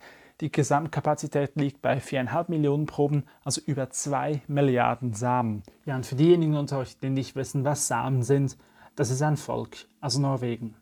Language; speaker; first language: German; native; German